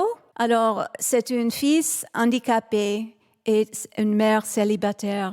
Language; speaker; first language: French; non-native, fluent; English